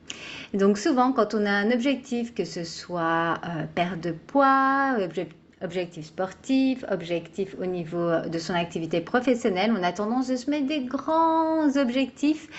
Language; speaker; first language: French; native; French